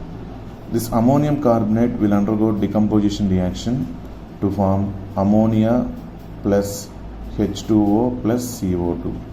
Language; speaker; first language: English; non-native, local second language; Telugu